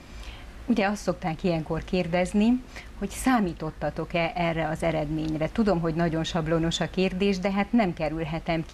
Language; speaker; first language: Hungarian; native; Hungarian